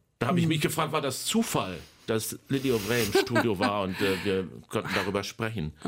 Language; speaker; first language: German; native; German